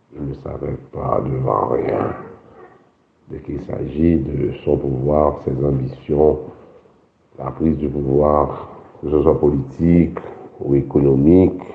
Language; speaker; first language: French; non-native, local second language; Haitian Creole